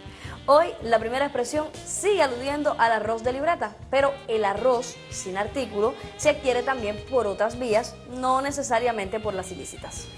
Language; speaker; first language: Spanish; native; Spanish